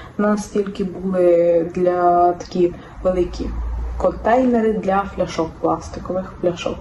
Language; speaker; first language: Ukrainian; native; Ukrainian